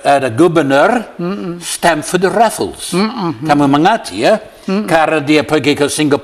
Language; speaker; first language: Indonesian; non-native, learner; English